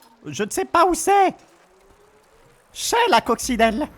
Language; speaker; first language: French; native; French